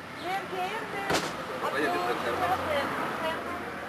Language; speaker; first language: German; non-native, fluent; Russian